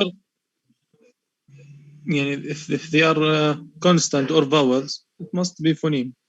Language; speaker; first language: English; non-native, learner; Arabic